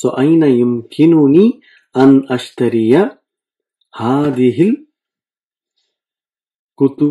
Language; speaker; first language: Arabic; non-native, fluent; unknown